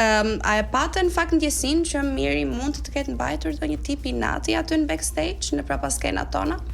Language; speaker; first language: Albanian; native; Albanian